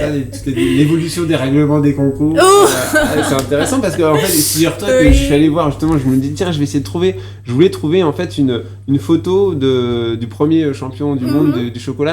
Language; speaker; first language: French; native; French